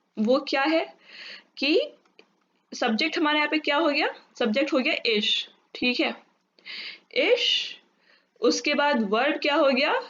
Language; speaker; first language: Hindi; native; Hindi